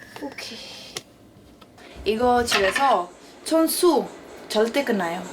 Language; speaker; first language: Korean; non-native, learner; Norwegian